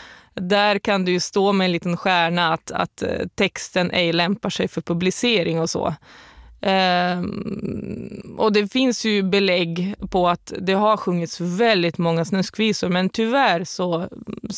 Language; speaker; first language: Swedish; native; Swedish